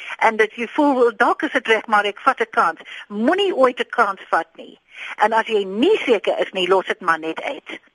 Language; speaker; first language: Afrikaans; non-native, local second language; English